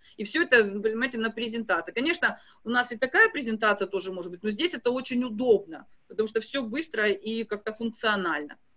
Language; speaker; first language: Russian; native; Russian